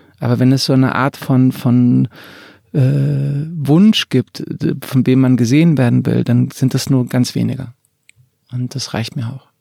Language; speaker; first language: German; early bilingual, other home language; Croatian